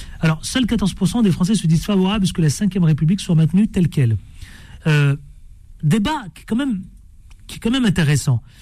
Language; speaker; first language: French; native; French